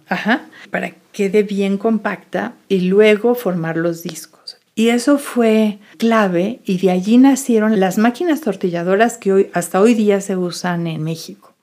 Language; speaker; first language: Spanish; native; Spanish